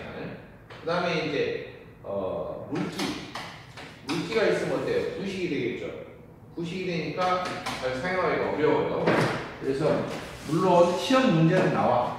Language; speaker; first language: Korean; native; Korean